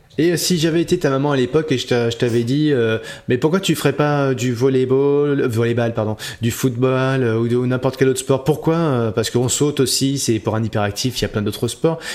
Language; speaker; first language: French; native; French